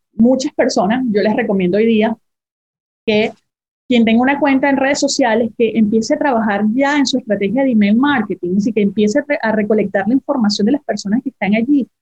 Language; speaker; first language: Spanish; native; Spanish